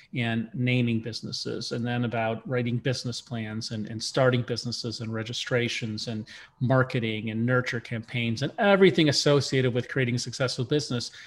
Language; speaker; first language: English; early bilingual, other home language; Russian